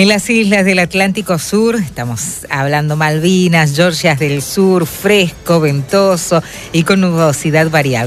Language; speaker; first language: Spanish; native; Spanish